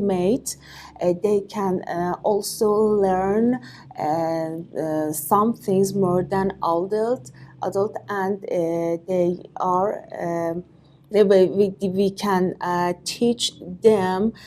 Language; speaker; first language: English; non-native, learner; Persian